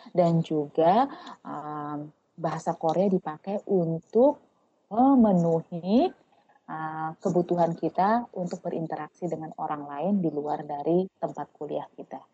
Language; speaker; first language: Indonesian; non-native, local second language; Tetum